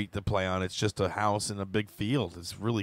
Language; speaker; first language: English; native; English